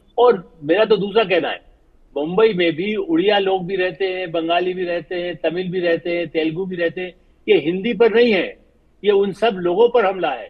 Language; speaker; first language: Hindi; native; Hindi